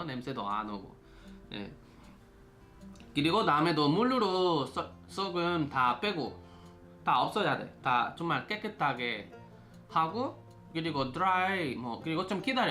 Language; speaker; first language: Korean; non-native, fluent; Spanish